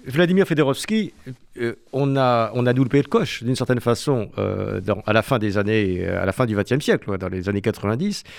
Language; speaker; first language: French; native; French